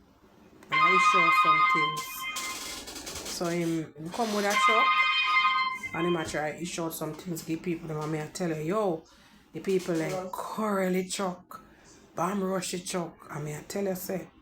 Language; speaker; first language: English; native; English